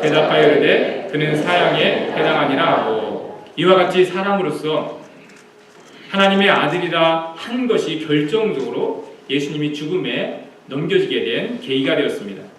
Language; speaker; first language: Korean; native; Korean